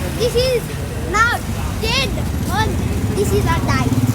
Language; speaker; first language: English; non-native, learner; Nepali